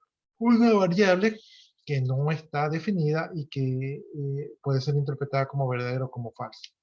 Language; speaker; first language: Spanish; native; Spanish